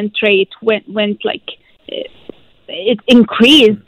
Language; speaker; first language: English; non-native, fluent; Arabic